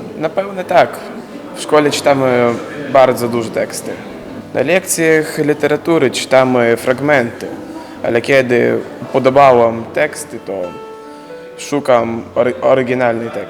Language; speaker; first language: Polish; non-native, learner; Ukrainian